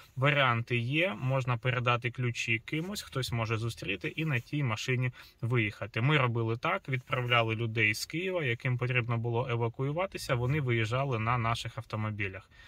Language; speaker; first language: Ukrainian; native; Ukrainian